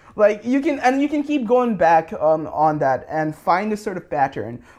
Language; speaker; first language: English; non-native, local second language; Bangla